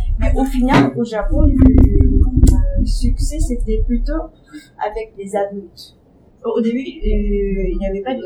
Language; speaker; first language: French; non-native, learner; Japanese